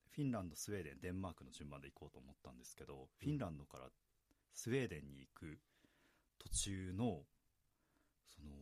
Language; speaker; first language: Japanese; native; Japanese